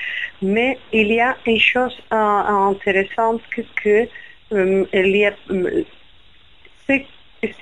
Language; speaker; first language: French; non-native, fluent; Spanish